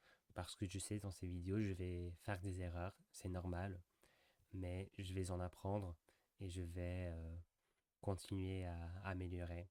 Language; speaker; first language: French; non-native, fluent; English